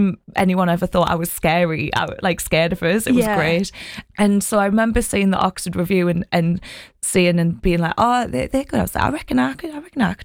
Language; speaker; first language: English; native; English